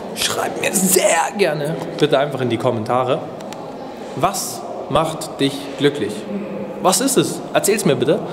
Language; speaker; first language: German; native; German